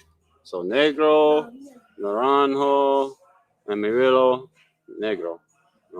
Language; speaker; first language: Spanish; non-native, learner; English